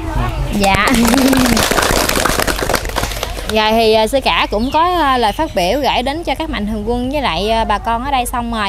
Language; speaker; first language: Vietnamese; native; Vietnamese